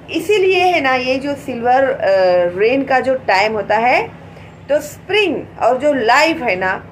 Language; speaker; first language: Hindi; non-native, local second language; Marathi